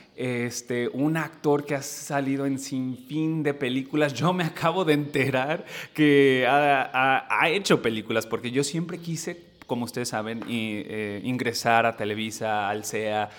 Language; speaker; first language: Spanish; early bilingual, heritage; Spanish